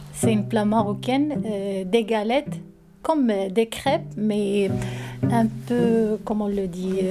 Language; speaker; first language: French; non-native, learner; Arabic